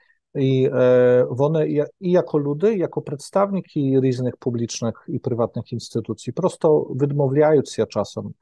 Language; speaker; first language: Ukrainian; non-native, fluent; Polish